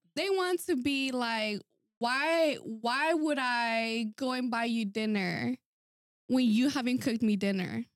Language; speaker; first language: English; early bilingual, other home language; Spanish